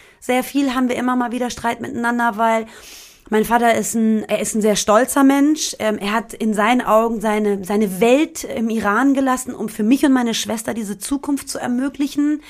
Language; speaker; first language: German; early bilingual, other home language; Persian